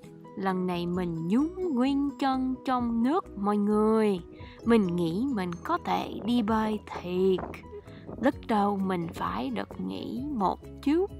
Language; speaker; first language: Vietnamese; non-native, learner; English